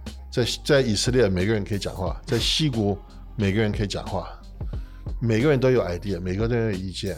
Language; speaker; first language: Chinese; non-native, fluent; English